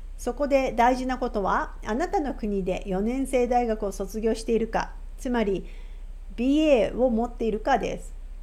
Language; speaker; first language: Japanese; native; Japanese